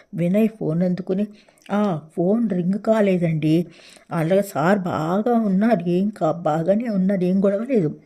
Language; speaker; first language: Telugu; native; Telugu